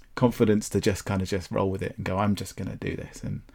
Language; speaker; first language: English; native; English